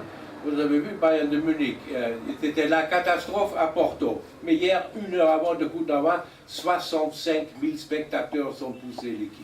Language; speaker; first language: French; non-native, learner; German